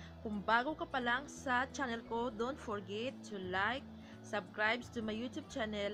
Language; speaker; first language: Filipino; non-native, local second language; Surigaonon